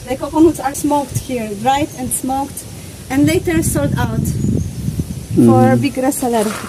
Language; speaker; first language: English; non-native, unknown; Polish